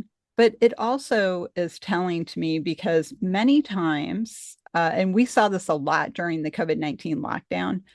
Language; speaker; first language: English; native; English